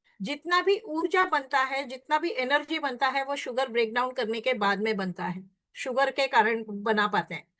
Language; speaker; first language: Hindi; non-native, local second language; Marathi